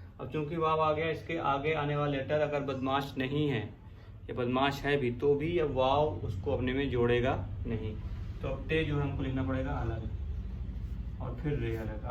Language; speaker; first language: Hindi; native; Hindi